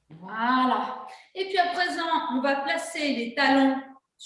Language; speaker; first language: French; native; French